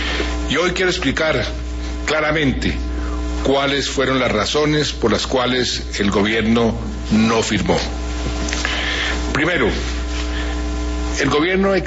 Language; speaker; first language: Spanish; native; Spanish